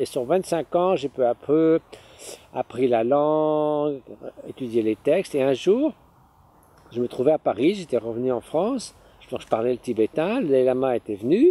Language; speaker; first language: French; native; French